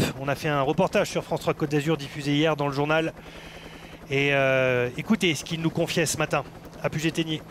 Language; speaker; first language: French; native; French